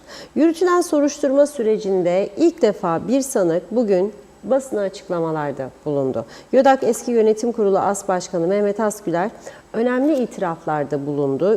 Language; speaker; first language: Turkish; native; Turkish